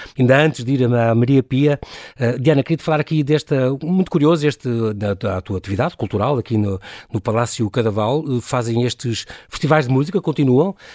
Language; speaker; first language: Portuguese; native; Portuguese